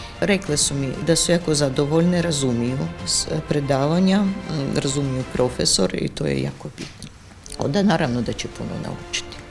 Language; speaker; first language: Croatian; non-native, fluent; Ukrainian